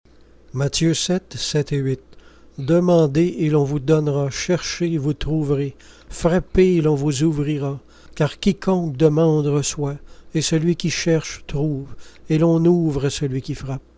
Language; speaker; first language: French; native; French